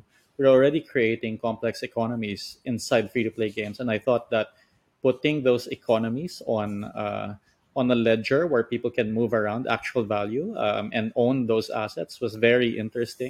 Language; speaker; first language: English; non-native, local second language; Filipino